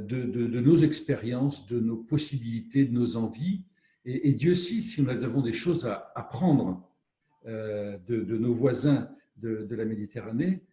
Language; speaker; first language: French; native; French